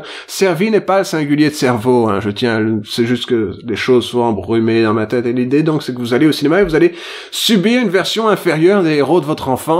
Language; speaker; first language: French; native; French